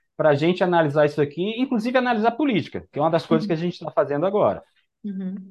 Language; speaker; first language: Portuguese; native; Portuguese